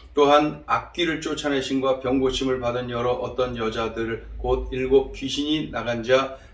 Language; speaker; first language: Korean; native; Korean